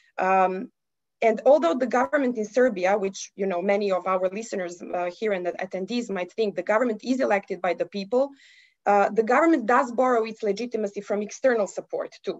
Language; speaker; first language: English; non-native, fluent; Serbian